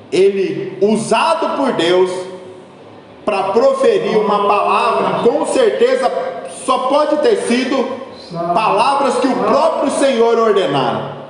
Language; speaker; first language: Portuguese; native; Portuguese